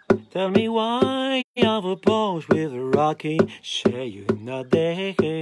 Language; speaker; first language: English; non-native, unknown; French